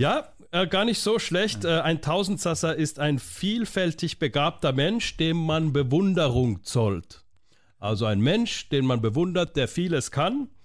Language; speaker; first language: German; native; German